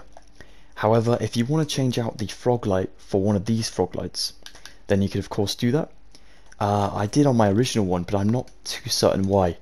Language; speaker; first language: English; native; English